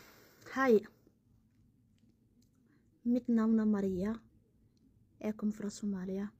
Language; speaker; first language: Norwegian; non-native, learner; Somali